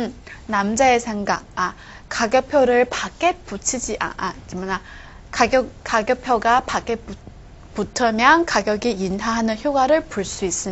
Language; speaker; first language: Korean; non-native, fluent; Chinese